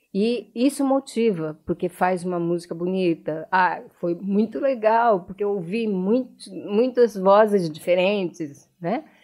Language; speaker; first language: Portuguese; non-native, fluent; Japanese